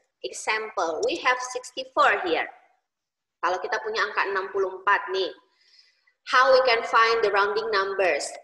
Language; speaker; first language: English; non-native, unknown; Indonesian